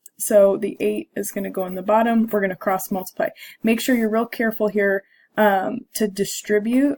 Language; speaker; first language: English; native; English